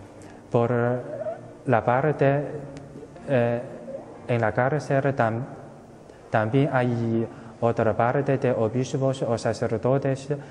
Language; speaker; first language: Spanish; non-native, fluent; Chinese